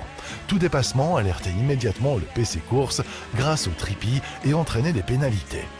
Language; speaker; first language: French; native; French